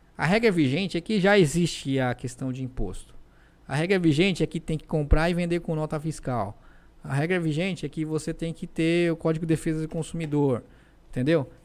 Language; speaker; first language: Portuguese; native; Portuguese